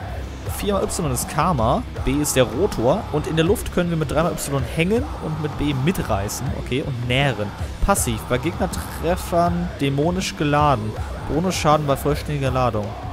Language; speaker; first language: German; native; German